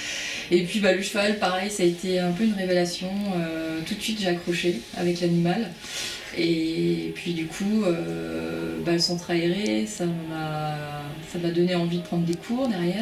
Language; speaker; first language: French; native; French